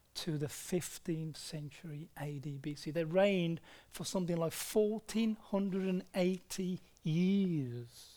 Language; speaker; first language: English; native; English